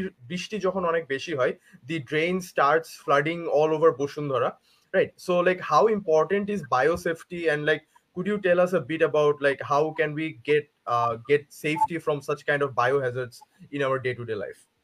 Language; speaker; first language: Bangla; native; Bangla